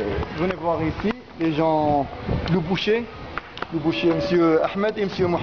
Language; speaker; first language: French; non-native, local second language; Arabic